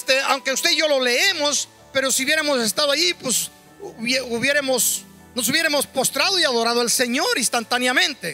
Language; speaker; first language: Spanish; native; Spanish